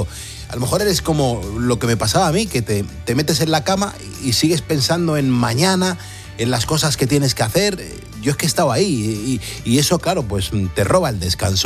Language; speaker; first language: Spanish; native; Spanish